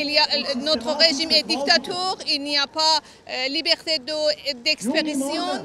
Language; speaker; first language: French; non-native, learner; Persian